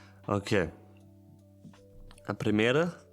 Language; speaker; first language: Portuguese; non-native, learner; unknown